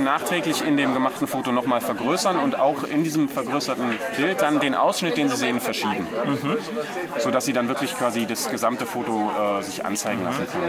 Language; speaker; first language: German; native; German